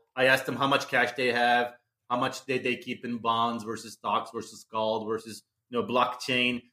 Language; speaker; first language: English; non-native, fluent; Turkish